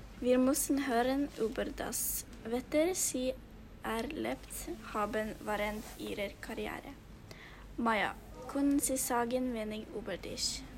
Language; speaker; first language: German; non-native, learner; Norwegian